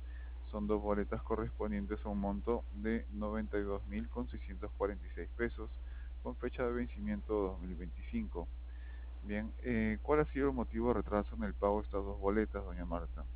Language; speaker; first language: Spanish; native; Spanish